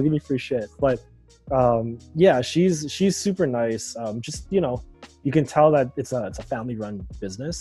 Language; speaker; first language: English; native; English